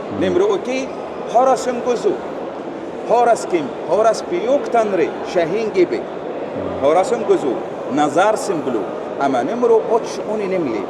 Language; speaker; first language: Turkish; non-native, learner; Arabic